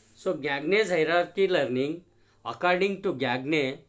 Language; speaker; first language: English; non-native, local second language; Kannada